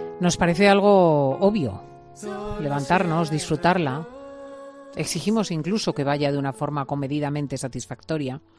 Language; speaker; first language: Spanish; native; Spanish